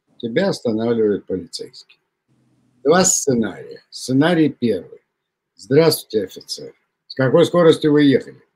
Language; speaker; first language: Russian; native; Russian